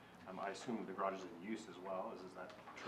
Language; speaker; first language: English; native; English